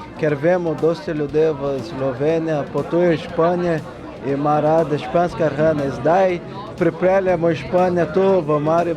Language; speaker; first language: Slovenian; non-native, learner; Portuguese